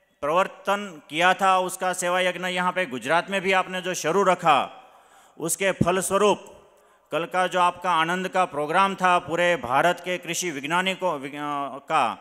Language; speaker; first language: Hindi; non-native, local second language; Gujarati